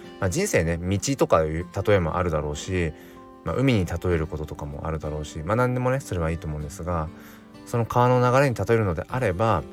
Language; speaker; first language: Japanese; native; Japanese